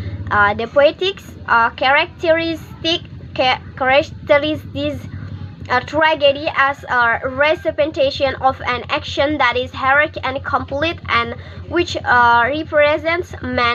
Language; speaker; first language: English; non-native, learner; Indonesian